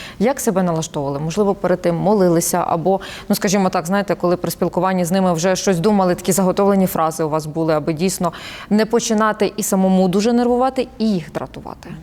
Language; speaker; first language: Ukrainian; native; Ukrainian